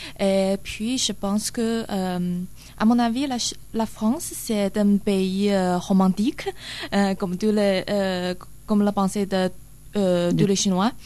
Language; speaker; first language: French; non-native, learner; Chinese